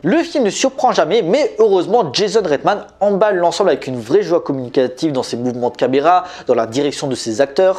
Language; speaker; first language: French; native; French